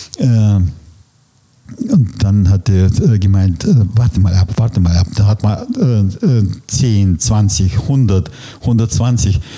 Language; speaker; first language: German; non-native, fluent; Russian